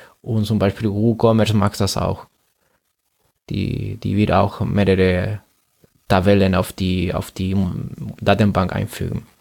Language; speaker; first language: German; non-native, fluent; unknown